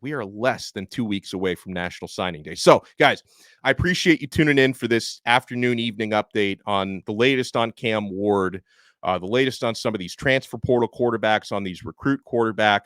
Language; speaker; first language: English; native; English